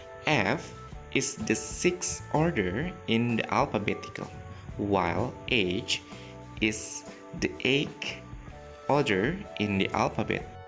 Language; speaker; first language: English; non-native, fluent; Indonesian